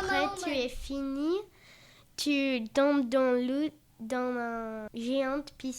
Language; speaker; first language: French; non-native, learner; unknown